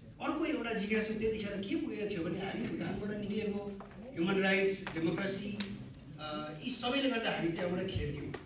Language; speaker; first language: Nepali; native; Nepali